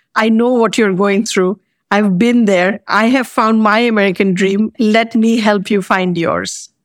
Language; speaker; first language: English; non-native, local second language; Bangla